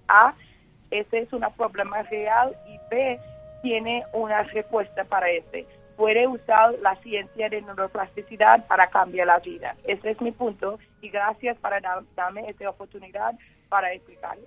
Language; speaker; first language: Spanish; non-native, learner; English